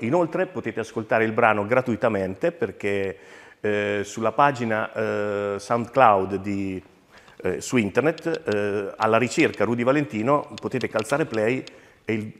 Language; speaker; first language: Italian; native; Italian